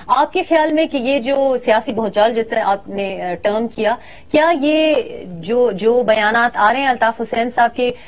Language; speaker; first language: Urdu; non-native, local second language; Pashto